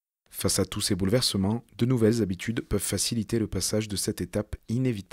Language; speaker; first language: French; native; French